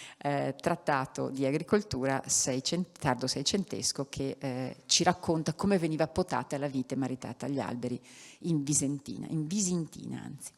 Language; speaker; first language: Italian; native; Italian